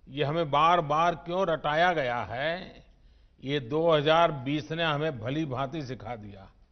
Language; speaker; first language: Hindi; non-native, local second language; Gujarati